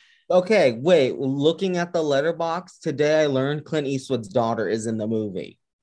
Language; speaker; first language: English; early bilingual, other home language; Spanish